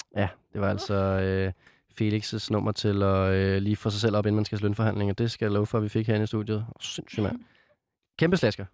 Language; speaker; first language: Danish; native; Danish